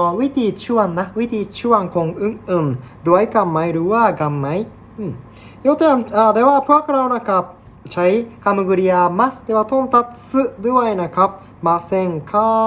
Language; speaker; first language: Thai; non-native, learner; Japanese